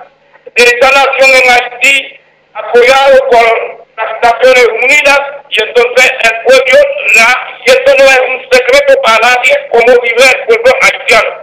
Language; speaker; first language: Spanish; non-native, fluent; Haitian Creole